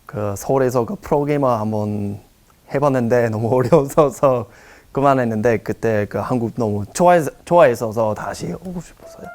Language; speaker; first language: Korean; non-native, learner; English